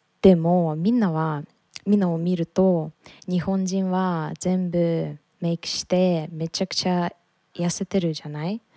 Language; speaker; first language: Japanese; non-native, learner; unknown